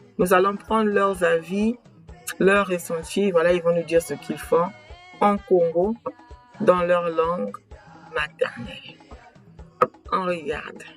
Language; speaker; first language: French; non-native, local second language; Kongo